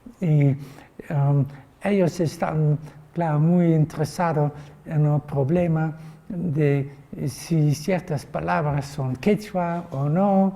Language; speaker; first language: Spanish; non-native, fluent; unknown